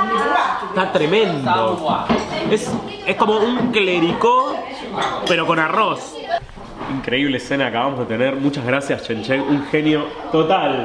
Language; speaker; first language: Spanish; native; Spanish